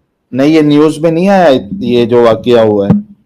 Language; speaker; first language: Hindi; native; Hindi